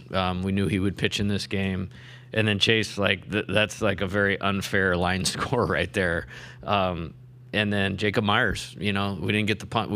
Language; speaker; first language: English; native; English